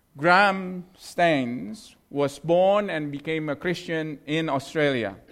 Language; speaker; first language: English; non-native, fluent; Indonesian